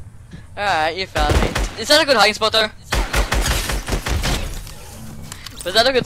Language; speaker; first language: English; native; English